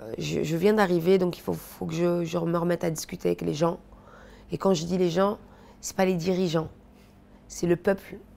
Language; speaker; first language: French; native; French